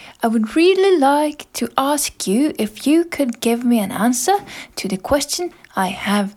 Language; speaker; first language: English; non-native, fluent; Norwegian